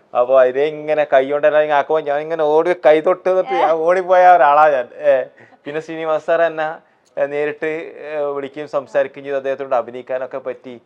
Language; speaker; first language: Malayalam; native; Malayalam